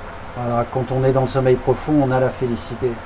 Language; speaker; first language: French; native; French